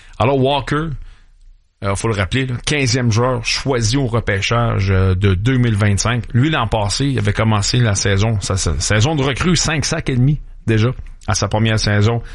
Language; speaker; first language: French; native; French